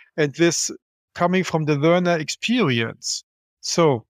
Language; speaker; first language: English; non-native, fluent; German